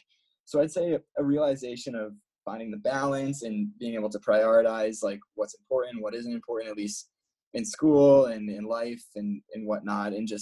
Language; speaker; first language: English; native; English